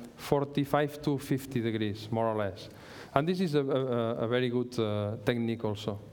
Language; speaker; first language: English; non-native, learner; Spanish